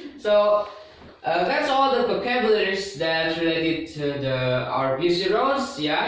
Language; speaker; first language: English; non-native, learner; Indonesian